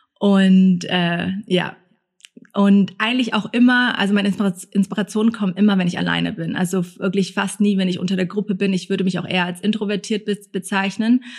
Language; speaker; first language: German; early bilingual, other home language; Thai